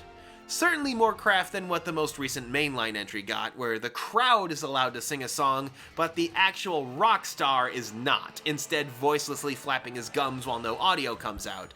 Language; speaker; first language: English; native; English